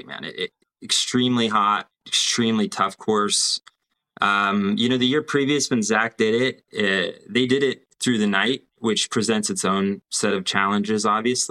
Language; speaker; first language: English; native; English